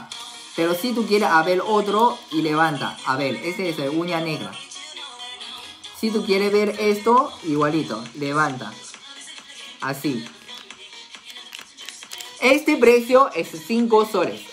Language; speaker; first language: Spanish; non-native, learner; Chinese